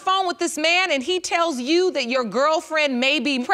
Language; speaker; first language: English; native; English